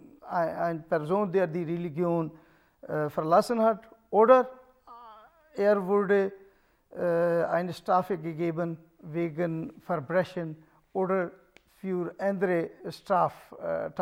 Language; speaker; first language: German; non-native, learner; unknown